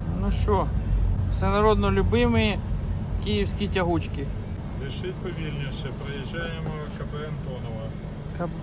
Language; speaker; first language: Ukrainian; non-native, local second language; Russian